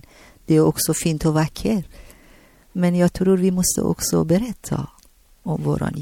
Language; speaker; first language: Swedish; non-native, learner; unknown